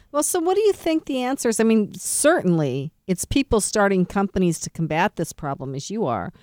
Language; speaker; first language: English; native; English